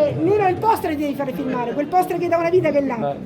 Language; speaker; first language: Italian; native; Italian